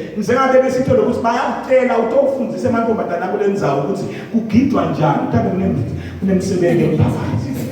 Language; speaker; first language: Zulu; non-native, local second language; Swati